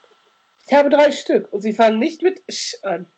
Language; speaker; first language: German; native; German